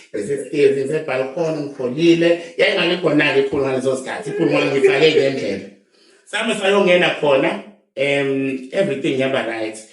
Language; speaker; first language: Zulu; native; Zulu